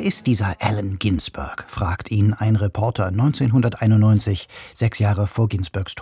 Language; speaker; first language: German; native; German